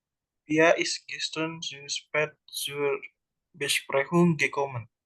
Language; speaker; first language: German; non-native, learner; Indonesian